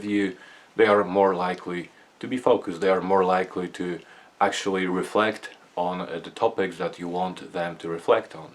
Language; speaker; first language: English; non-native, fluent; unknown